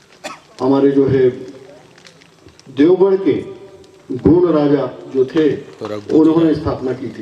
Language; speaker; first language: Hindi; native; Hindi